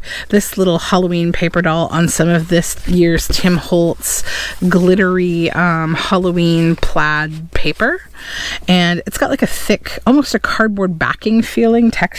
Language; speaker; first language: English; native; English